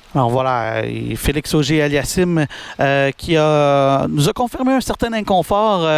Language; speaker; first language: French; native; French